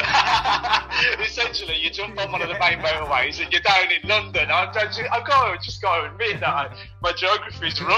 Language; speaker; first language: English; native; English